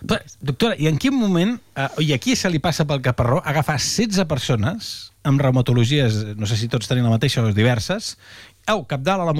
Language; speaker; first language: Catalan; native; Catalan